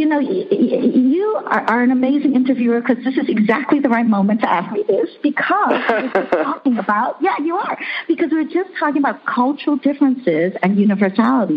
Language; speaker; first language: English; early bilingual, other home language; Chinese